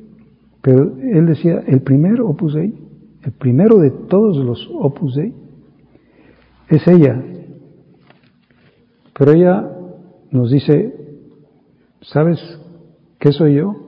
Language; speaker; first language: Spanish; native; Spanish